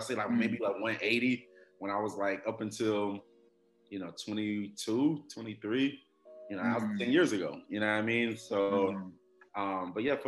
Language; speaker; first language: English; native; English